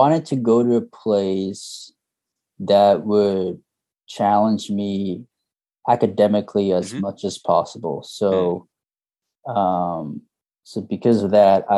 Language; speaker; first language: English; native; English